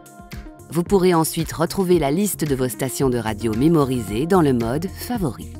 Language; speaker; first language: French; native; French